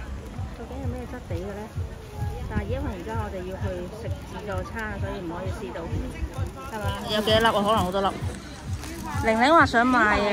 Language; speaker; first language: Chinese; native; Chinese